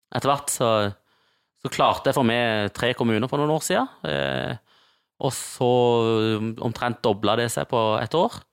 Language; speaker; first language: Norwegian; native; Norwegian